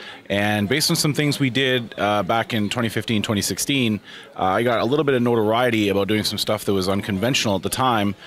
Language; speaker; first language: English; native; English